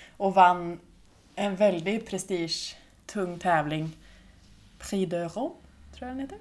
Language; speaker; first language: Swedish; native; Swedish